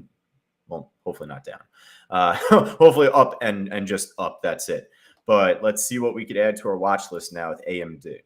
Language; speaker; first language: English; native; English